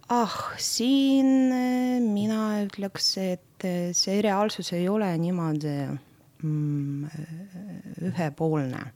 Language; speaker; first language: Estonian; non-native, local second language; Russian